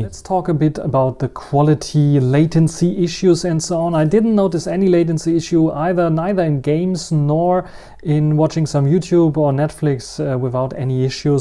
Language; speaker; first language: English; non-native, fluent; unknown